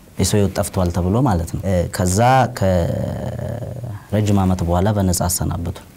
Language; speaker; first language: Amharic; non-native, local second language; Oromo